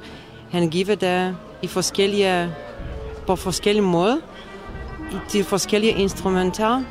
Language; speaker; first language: Danish; non-native, fluent; Polish